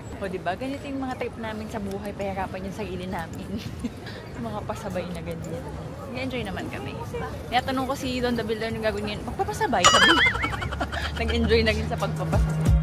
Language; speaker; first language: Filipino; native; Filipino